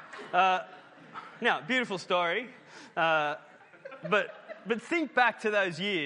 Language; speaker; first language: English; native; English